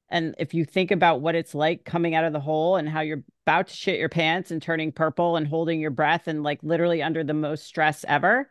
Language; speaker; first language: English; native; English